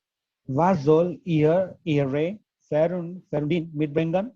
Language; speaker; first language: German; non-native, learner; Gujarati